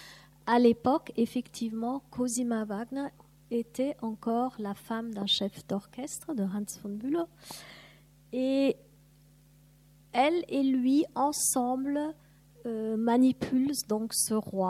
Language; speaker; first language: French; non-native, fluent; German